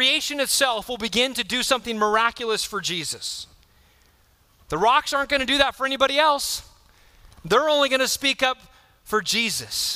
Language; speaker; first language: English; native; English